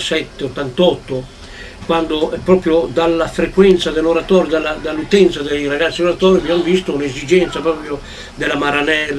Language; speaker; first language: Italian; native; Italian